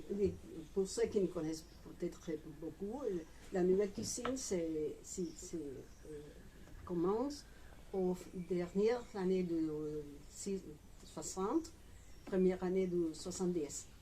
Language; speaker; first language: French; non-native, fluent; Spanish